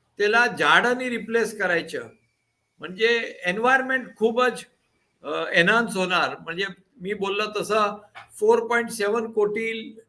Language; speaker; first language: Marathi; non-native, local second language; Gujarati